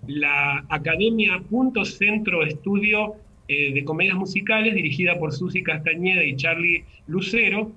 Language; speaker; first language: Spanish; native; Spanish